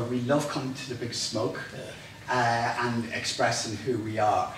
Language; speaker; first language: English; native; English